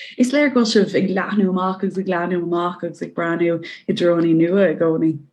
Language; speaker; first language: Irish; non-native, local second language; English